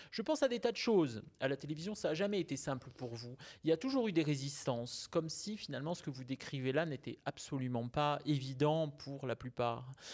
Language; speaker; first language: French; native; French